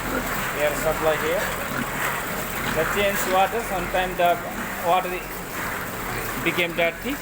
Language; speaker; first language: English; non-native, learner; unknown